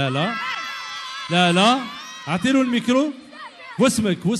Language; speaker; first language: Arabic; native; Arabic